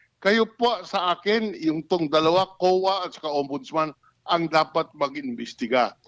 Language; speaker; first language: Filipino; non-native, local second language; Hiligaynon